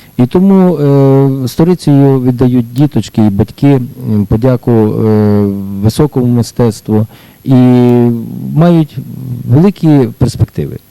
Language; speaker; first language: Ukrainian; native; Ukrainian